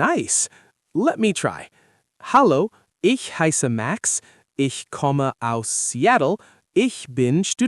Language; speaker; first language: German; non-native, learner; English